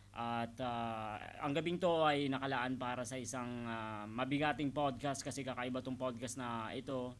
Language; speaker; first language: Filipino; non-native, local second language; Iloko